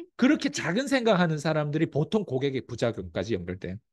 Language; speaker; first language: Korean; early bilingual, heritage; Korean